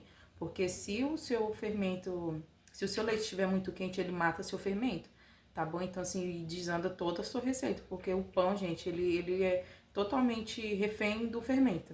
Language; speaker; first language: Portuguese; native; Portuguese